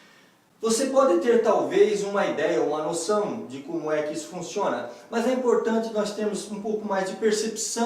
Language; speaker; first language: Portuguese; native; Portuguese